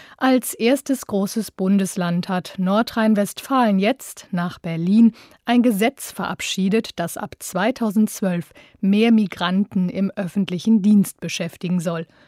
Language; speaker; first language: German; native; German